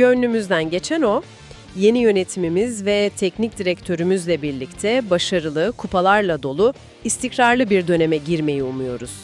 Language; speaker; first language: Turkish; native; Turkish